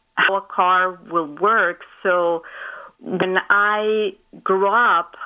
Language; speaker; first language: English; non-native, fluent; Spanish